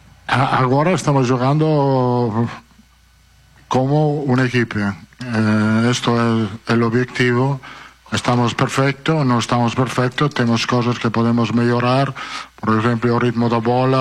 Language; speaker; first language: Portuguese; non-native, fluent; Italian